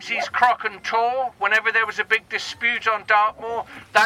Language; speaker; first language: English; native; English